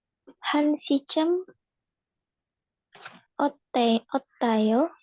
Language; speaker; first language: Korean; non-native, learner; Indonesian